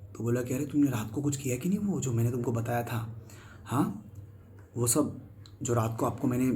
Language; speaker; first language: Hindi; non-native, local second language; Marathi